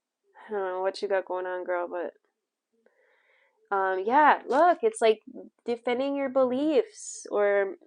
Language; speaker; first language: English; native; English